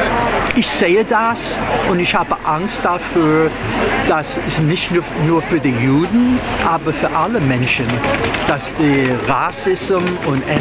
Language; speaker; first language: German; non-native, learner; English